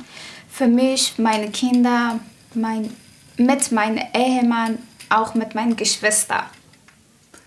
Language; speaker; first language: German; non-native, learner; Persian